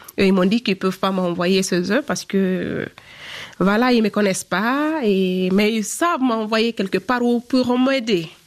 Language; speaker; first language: French; non-native, local second language; Fula